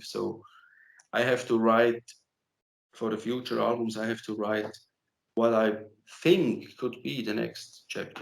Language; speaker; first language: English; non-native, fluent; German